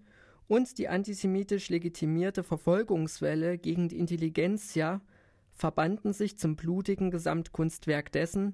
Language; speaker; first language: German; native; German